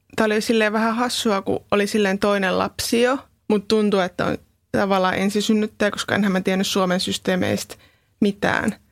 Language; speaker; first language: Finnish; native; Finnish